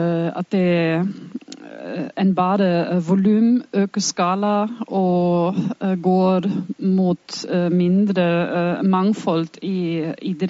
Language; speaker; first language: Norwegian; non-native, fluent; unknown